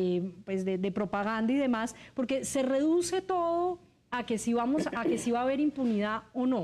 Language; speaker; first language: Spanish; native; Spanish